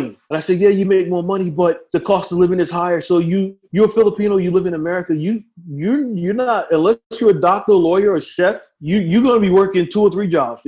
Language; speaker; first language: English; native; English